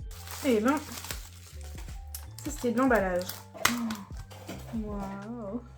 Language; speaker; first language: French; native; French